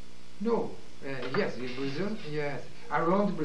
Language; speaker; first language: English; non-native, learner; Portuguese